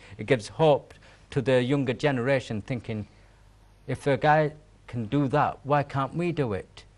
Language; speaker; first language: English; native; English